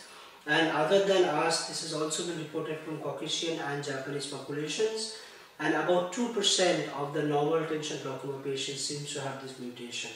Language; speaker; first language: English; non-native, local second language; Bangla